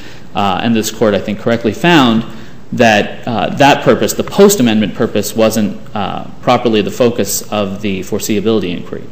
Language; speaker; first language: English; native; English